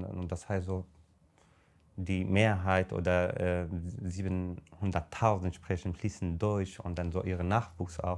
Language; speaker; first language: German; non-native, fluent; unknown